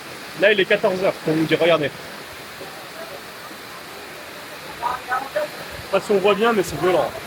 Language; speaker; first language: French; native; French